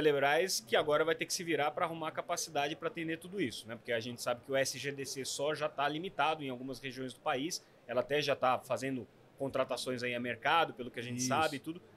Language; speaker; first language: Portuguese; native; Portuguese